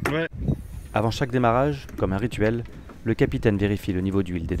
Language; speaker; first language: French; native; French